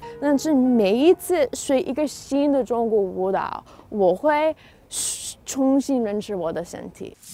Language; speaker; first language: Chinese; non-native, fluent; English